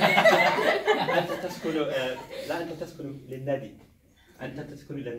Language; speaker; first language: Arabic; non-native, learner; Somali